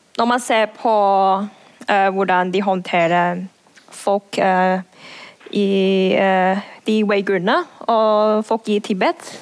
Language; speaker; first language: Norwegian; non-native, fluent; Cantonese